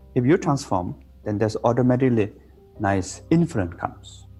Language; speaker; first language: English; non-native, local second language; Tibetan